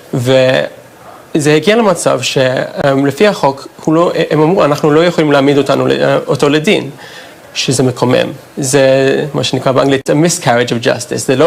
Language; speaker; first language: Hebrew; non-native, fluent; English